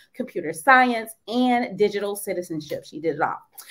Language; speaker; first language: English; native; English